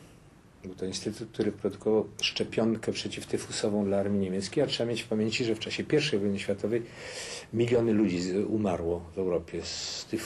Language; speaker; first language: Polish; native; Polish